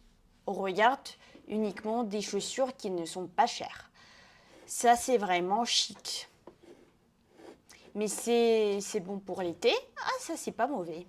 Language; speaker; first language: French; non-native, fluent; Russian